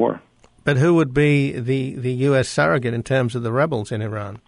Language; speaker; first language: English; native; English